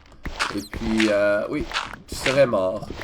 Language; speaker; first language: French; non-native, learner; English